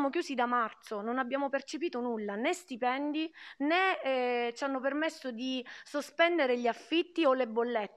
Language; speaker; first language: Italian; native; Italian